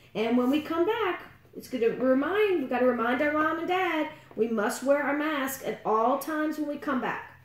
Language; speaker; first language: English; native; English